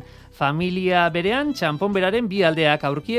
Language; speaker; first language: Basque; native; Basque